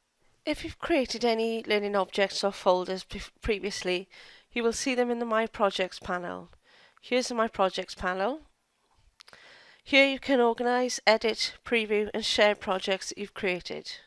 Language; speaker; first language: English; native; English